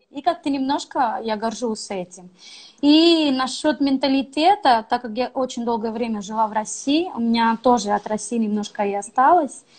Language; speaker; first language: Russian; non-native, fluent; Spanish